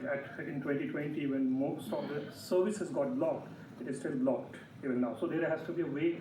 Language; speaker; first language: English; non-native, local second language; Bangla